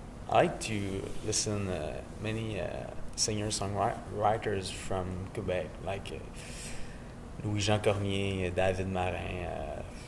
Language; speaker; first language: English; non-native, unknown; French